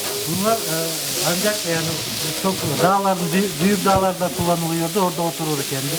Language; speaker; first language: Turkish; non-native, fluent; Kyrgyz